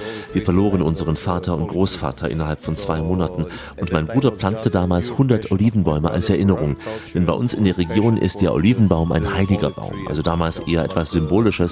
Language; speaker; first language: German; native; German